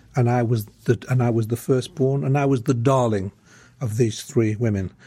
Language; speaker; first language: English; early bilingual, other home language; Lithuanian